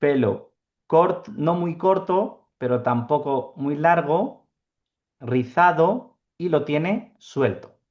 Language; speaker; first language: Spanish; non-native, fluent; Urdu